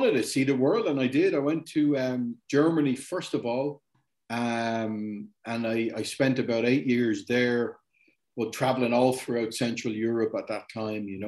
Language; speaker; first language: English; native; English